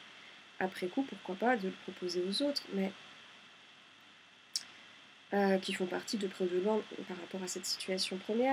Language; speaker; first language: French; native; French